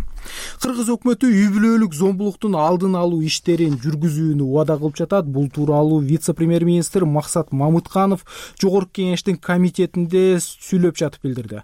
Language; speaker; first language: Kyrgyz; native; Kyrgyz